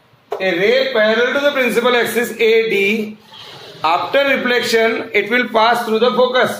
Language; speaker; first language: English; non-native, local second language; Hindi